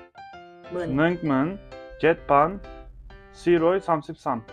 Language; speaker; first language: Thai; non-native, learner; Turkish